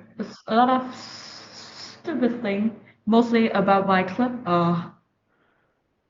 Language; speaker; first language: English; non-native, learner; Vietnamese